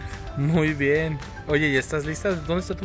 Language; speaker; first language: Spanish; native; Spanish